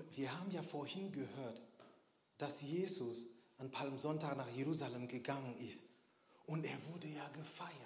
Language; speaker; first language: German; non-native, fluent; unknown